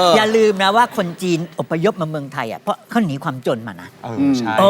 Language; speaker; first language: Thai; native; Thai